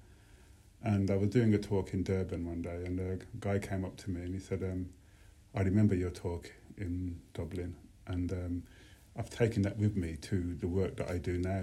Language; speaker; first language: English; native; English